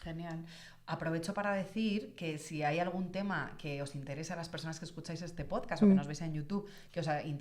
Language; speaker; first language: Spanish; native; Spanish